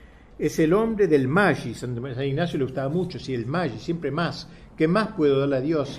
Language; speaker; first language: Spanish; native; Spanish